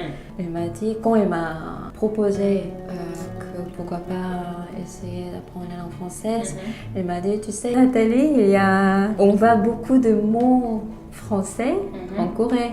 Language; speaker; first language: French; non-native, fluent; Korean